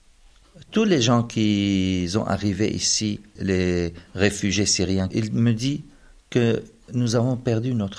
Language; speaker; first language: French; non-native, fluent; Arabic